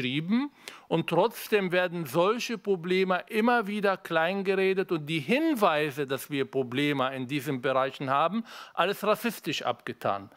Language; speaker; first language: German; non-native, fluent; Arabic